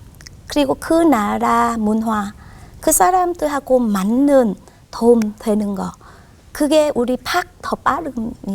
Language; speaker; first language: Korean; non-native, fluent; Vietnamese